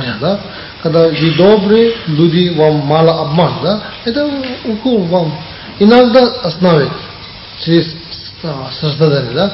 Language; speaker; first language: Russian; non-native, learner; Tibetan